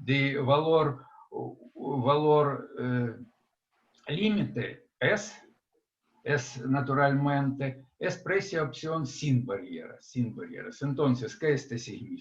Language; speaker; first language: Spanish; non-native, fluent; Russian